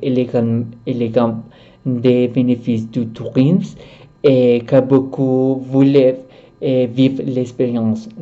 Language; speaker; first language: French; non-native, learner; Spanish